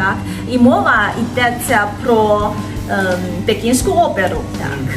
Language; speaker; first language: Ukrainian; non-native, learner; Chinese